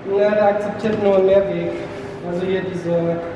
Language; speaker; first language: German; native; German